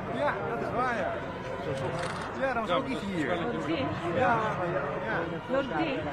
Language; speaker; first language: Dutch; native; Dutch